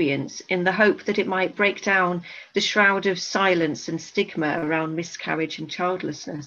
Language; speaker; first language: English; native; English